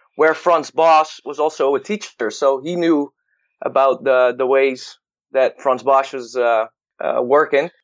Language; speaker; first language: English; non-native, fluent; Dutch